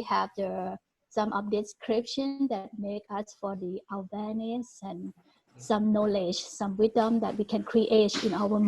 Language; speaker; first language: English; non-native, learner; Thai